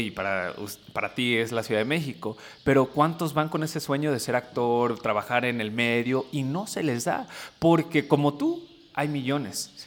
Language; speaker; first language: Spanish; early bilingual, heritage; Spanish